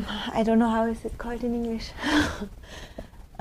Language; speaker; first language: English; non-native, fluent; German